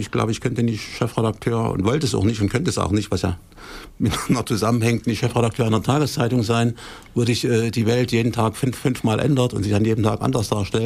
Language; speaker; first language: German; native; German